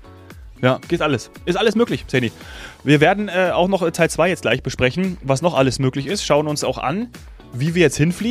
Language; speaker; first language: German; native; German